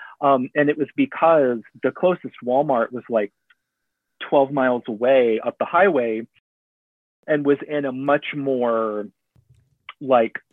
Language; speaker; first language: English; native; English